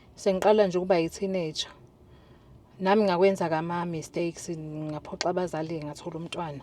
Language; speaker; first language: Zulu; native; Zulu